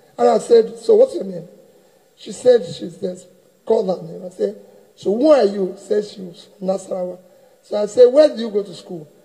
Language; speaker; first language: English; native; English